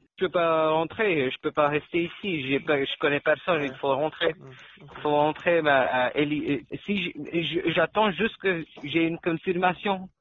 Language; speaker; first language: French; non-native, learner; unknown